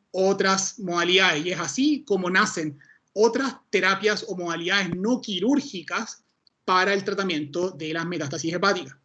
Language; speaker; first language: Spanish; native; Spanish